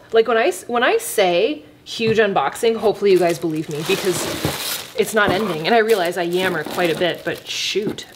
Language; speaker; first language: English; native; English